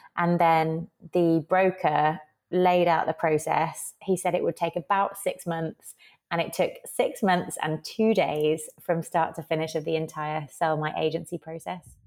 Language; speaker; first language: English; native; English